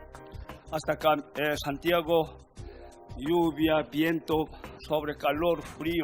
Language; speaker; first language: Spanish; non-native, learner; Korean